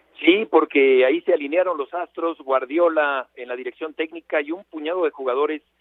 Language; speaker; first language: Spanish; native; Spanish